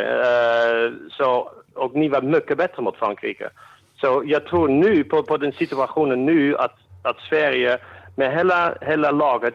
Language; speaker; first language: Swedish; non-native, fluent; Dutch